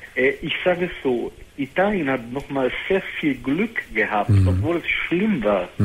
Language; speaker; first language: German; non-native, fluent; Italian